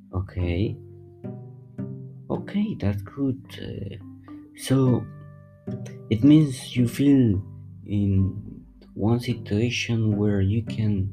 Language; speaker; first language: English; non-native, fluent; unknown